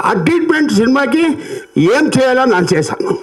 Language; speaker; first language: Telugu; non-native, learner; Kannada